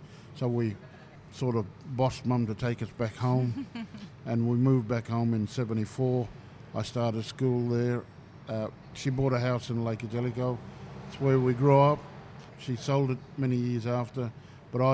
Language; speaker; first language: English; native; English